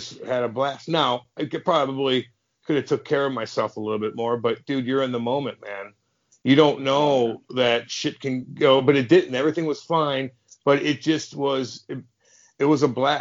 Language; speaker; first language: English; native; English